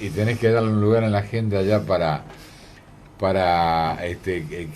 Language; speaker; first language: Spanish; native; Spanish